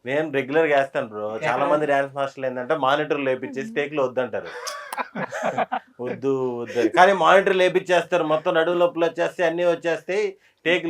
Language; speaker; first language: Telugu; native; Telugu